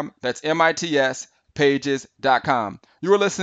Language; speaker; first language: English; native; English